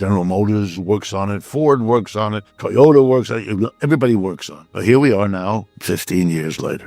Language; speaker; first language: English; native; English